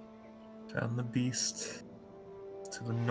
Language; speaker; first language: English; native; English